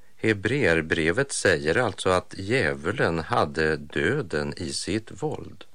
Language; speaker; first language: Swedish; native; Swedish